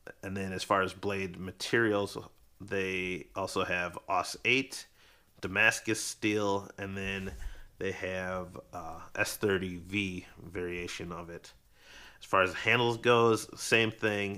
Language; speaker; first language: English; native; English